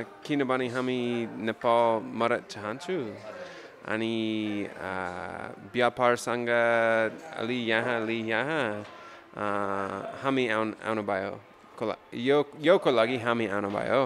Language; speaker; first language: Nepali; non-native, learner; English